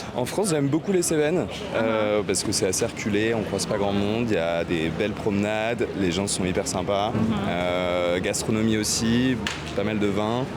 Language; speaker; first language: French; native; French